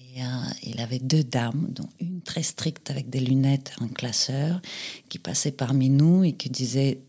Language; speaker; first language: French; non-native, fluent; Russian